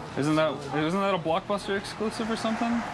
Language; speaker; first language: English; native; English